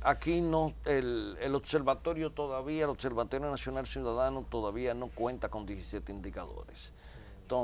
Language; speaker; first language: Spanish; native; Spanish